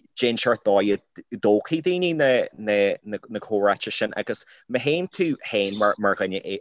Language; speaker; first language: Irish; native; Irish